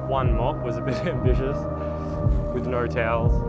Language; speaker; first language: English; native; English